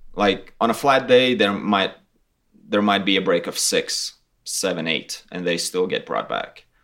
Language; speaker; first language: English; non-native, fluent; Latvian